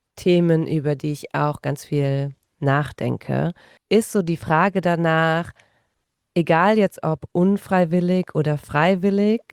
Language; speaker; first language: German; native; German